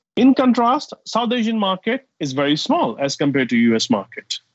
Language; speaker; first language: English; non-native, fluent; Arabic